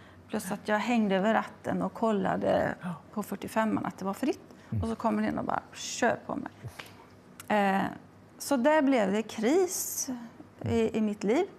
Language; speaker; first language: Swedish; native; Swedish